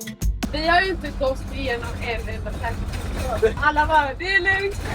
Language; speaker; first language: Swedish; native; Swedish